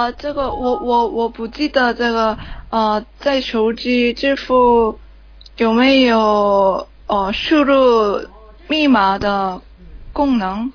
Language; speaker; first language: Chinese; non-native, learner; Korean